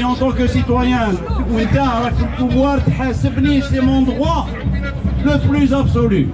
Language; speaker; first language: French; non-native, local second language; Arabic